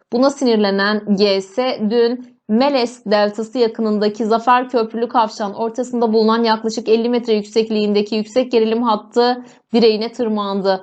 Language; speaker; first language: Turkish; native; Turkish